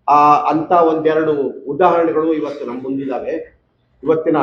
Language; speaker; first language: Kannada; native; Kannada